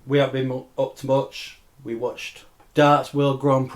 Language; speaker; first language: English; native; English